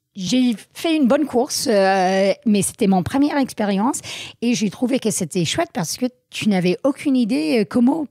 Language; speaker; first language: French; non-native, fluent; English